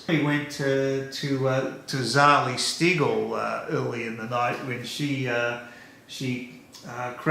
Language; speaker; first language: English; native; English